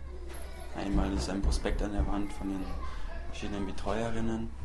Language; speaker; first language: German; native; German